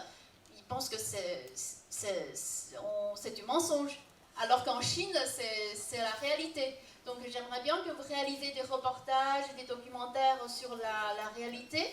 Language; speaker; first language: French; non-native, fluent; Chinese